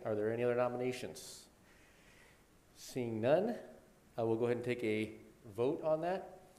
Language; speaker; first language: English; native; English